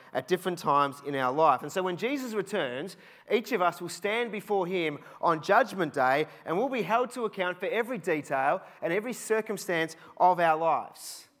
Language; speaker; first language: English; native; English